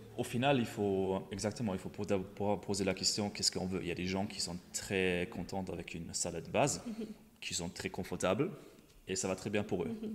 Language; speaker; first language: French; non-native, fluent; German